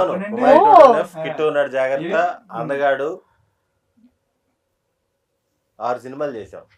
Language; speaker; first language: Telugu; native; Telugu